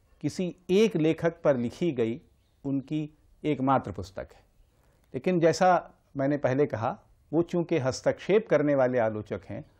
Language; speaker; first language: Hindi; native; Hindi